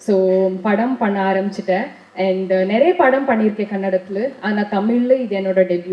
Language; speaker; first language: Tamil; non-native, learner; Kannada